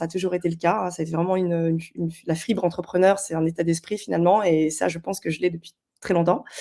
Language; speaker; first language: French; early bilingual, other home language; Chinese